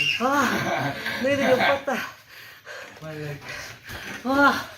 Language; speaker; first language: Korean; native; Korean